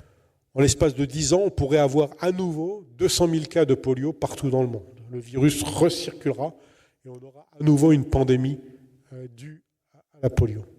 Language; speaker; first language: French; native; French